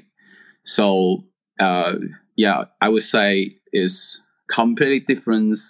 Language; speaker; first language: English; non-native, local second language; Cantonese